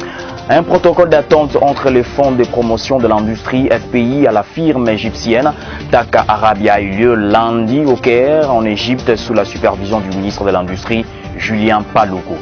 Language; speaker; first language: French; native; French